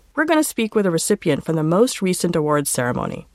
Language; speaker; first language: English; native; English